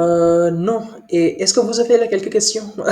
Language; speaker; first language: French; non-native, learner; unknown